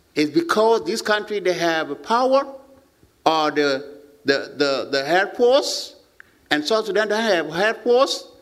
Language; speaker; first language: English; non-native, learner; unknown